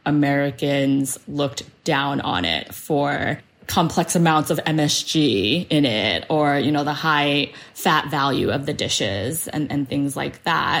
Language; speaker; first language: English; early bilingual, other home language; Cantonese